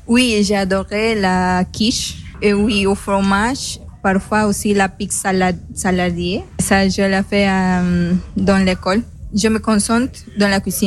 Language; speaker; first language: French; non-native, learner; Spanish